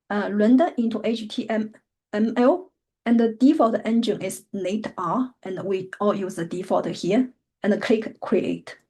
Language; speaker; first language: English; non-native, fluent; Chinese